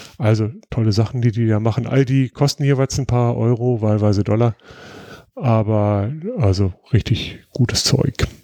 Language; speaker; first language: German; native; German